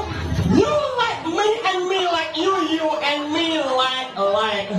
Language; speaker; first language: English; non-native, learner; Indonesian